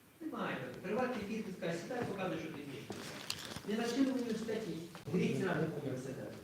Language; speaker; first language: Ukrainian; native; Ukrainian